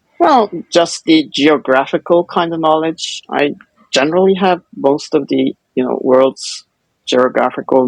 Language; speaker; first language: English; non-native, fluent; Japanese